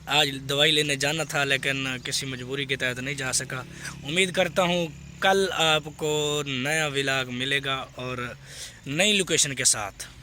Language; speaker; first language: Urdu; non-native, local second language; Saraiki